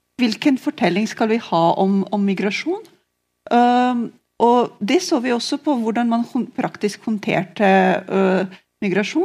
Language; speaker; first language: Norwegian; non-native, fluent; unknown